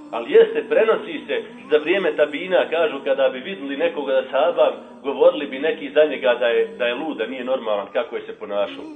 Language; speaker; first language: Bosnian; native; Bosnian